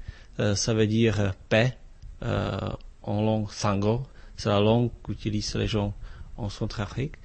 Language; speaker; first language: French; non-native, fluent; Czech